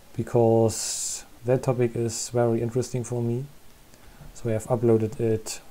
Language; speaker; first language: English; non-native, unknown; German